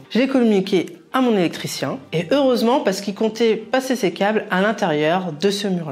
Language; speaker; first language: French; native; French